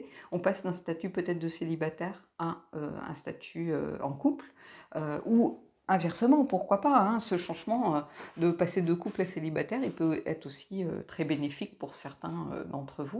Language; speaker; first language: French; native; French